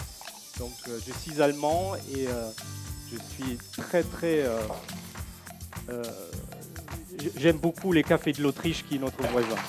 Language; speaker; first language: French; non-native, fluent; German